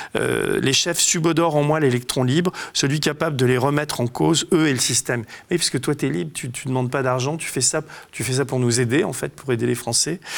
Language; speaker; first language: French; native; French